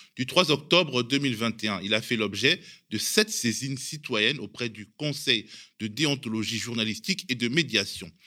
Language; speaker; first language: French; native; French